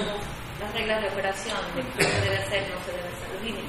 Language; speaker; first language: Spanish; native; Spanish